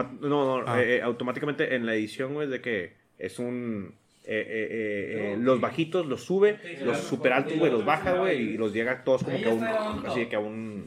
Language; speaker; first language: Spanish; native; Spanish